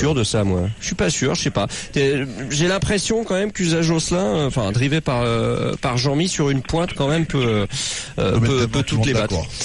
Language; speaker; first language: French; native; French